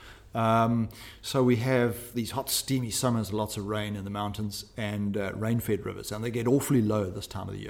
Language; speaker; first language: English; native; English